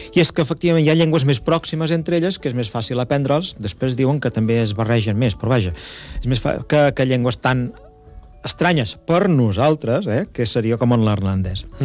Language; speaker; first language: Catalan; native; Catalan